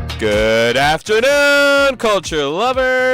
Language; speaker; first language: English; native; English